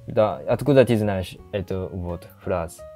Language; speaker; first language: Russian; non-native, learner; Japanese